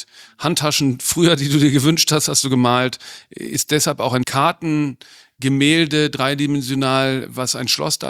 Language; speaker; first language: German; native; German